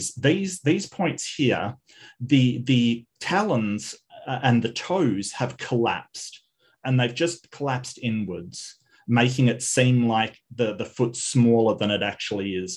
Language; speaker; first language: English; native; English